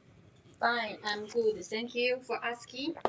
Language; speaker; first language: English; non-native, learner; Chinese